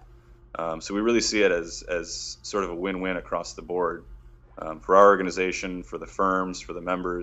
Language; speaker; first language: English; native; English